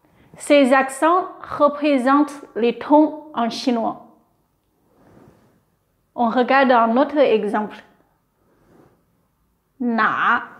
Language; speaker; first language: French; non-native, fluent; Chinese